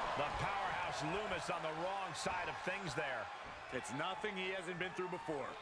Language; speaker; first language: English; native; English